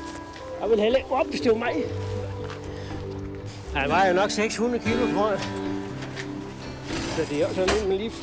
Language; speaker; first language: Danish; native; Danish